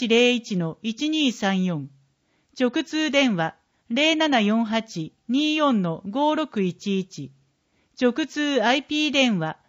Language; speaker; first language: Japanese; native; Japanese